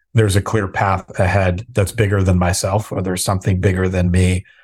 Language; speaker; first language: English; native; English